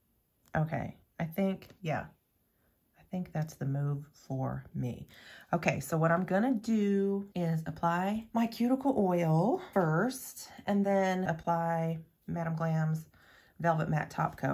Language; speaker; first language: English; native; English